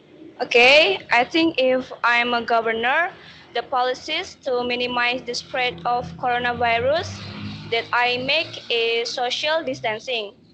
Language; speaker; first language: English; non-native, learner; Indonesian